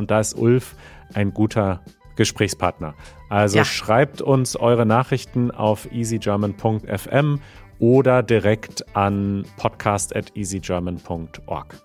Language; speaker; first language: German; native; German